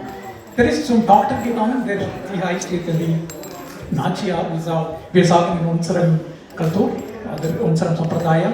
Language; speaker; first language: German; non-native, learner; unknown